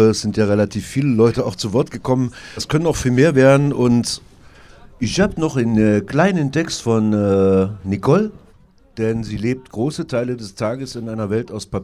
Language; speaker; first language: German; native; German